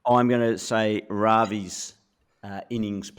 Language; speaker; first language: English; native; English